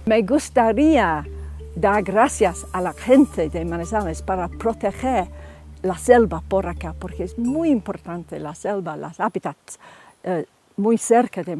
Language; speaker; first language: Spanish; non-native, fluent; English